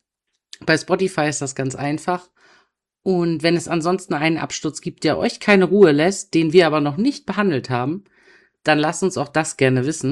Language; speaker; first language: German; native; German